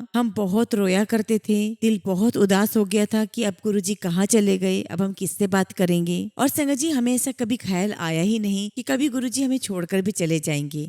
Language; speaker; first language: Hindi; native; Hindi